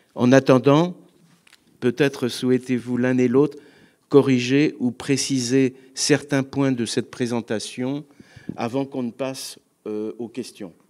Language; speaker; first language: French; native; French